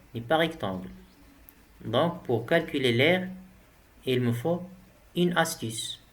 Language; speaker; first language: French; non-native, local second language; Arabic